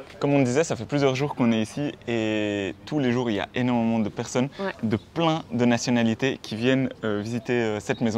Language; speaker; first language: French; native; French